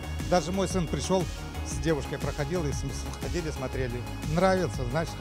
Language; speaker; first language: Russian; native; Russian